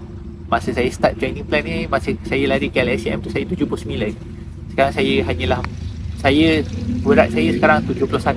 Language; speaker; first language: Malay; native; Malay